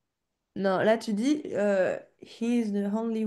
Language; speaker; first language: English; non-native, fluent; French